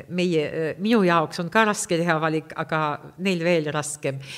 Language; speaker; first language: Estonian; non-native, local second language; Russian